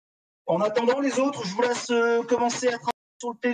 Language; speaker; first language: French; native; French